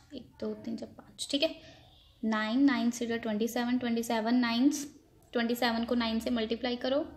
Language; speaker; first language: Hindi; non-native, local second language; Punjabi